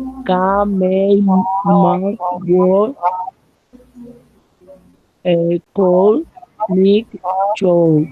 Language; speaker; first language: English; non-native, learner; Spanish